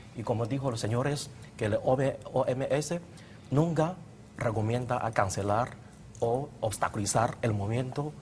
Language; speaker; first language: Spanish; non-native, fluent; Chinese